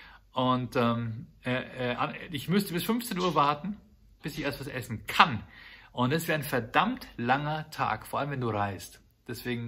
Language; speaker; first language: German; native; German